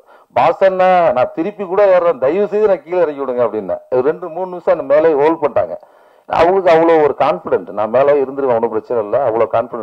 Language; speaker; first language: Tamil; native; Tamil